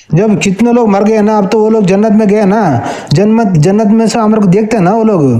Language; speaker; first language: Hindi; non-native, local second language; Telugu